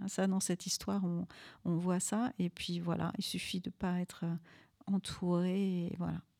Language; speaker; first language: French; native; French